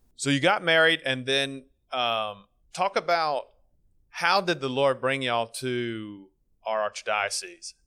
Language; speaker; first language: English; native; English